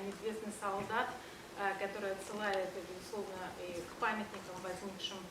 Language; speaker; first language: Russian; native; Russian